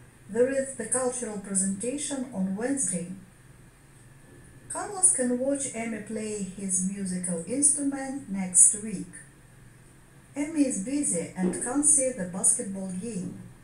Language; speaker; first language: English; non-native, fluent; Ukrainian